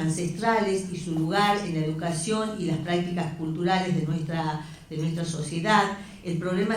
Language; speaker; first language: Spanish; native; Spanish